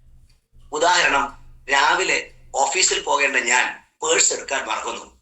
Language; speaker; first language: Malayalam; native; Malayalam